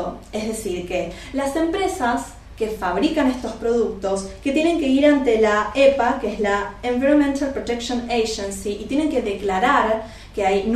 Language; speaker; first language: Spanish; native; Spanish